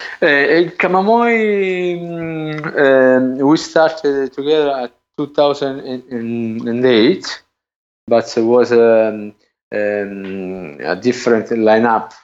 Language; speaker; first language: English; non-native, learner; Italian